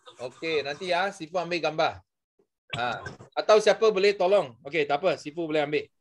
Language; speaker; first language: Malay; non-native, local second language; Chinese